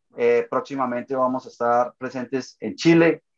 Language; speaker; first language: Spanish; native; Spanish